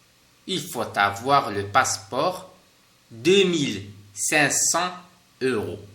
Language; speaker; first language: French; non-native, fluent; Spanish